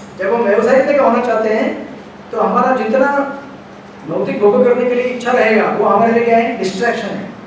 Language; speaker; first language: Hindi; non-native, local second language; Marathi